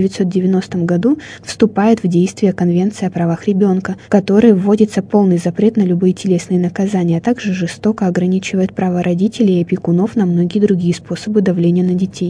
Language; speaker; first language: Russian; native; Russian